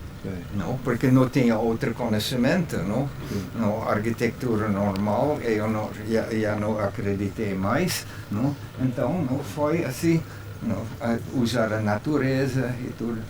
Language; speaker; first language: Portuguese; non-native, fluent; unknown